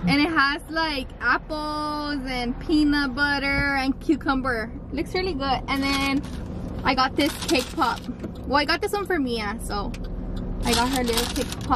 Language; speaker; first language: English; early bilingual, other home language; Spanish